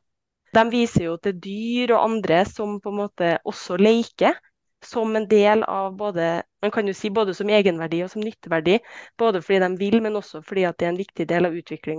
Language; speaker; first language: Norwegian; native; Norwegian